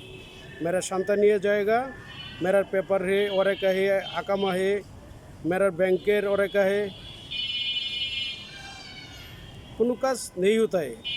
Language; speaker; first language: Hindi; non-native, learner; Bangla